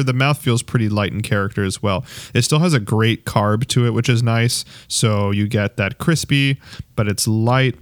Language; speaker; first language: English; native; English